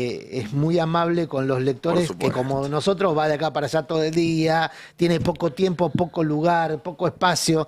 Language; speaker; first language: Spanish; native; Spanish